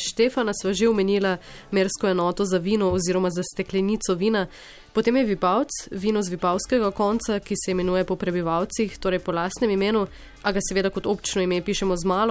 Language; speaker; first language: Slovenian; native; Slovenian